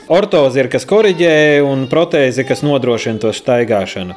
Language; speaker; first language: Latvian; native; Latvian